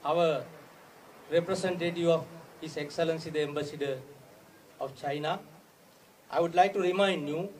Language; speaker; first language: English; non-native, local second language; Sinhala